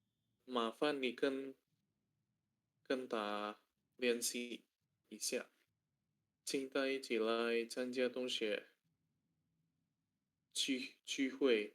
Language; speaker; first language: Chinese; non-native, learner; Indonesian